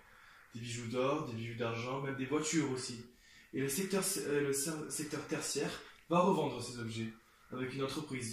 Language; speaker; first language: French; native; French